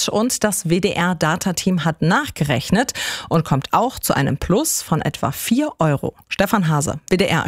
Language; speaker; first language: German; native; German